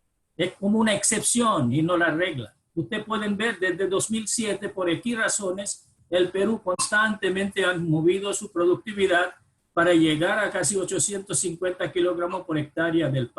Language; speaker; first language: Spanish; non-native, fluent; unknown